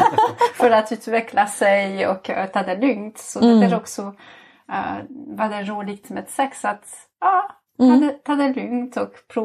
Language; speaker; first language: Swedish; non-native, fluent; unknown